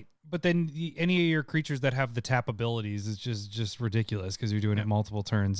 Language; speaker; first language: English; native; English